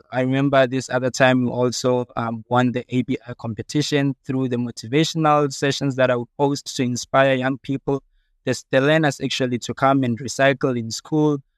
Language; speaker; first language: English; non-native, local second language; Southern Sotho